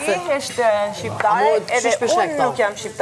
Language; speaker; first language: Albanian; non-native, learner; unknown